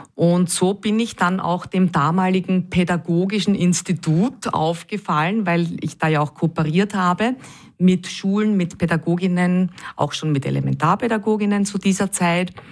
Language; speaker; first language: German; native; German